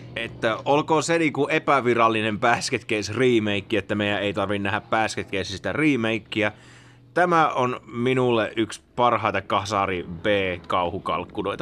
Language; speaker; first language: Finnish; native; Finnish